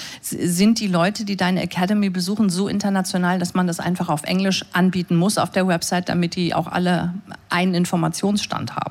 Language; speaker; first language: German; native; German